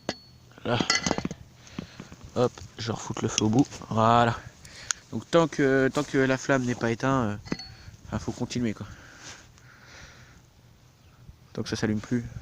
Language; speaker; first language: French; native; French